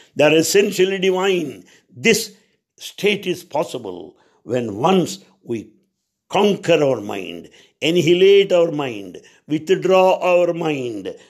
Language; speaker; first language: English; non-native, local second language; Telugu